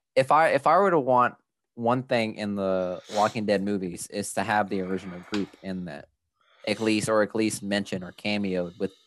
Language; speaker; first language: English; early bilingual, other home language; Spanish